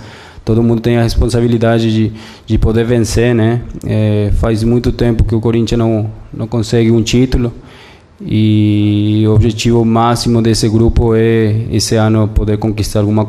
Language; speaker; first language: Portuguese; non-native, fluent; Spanish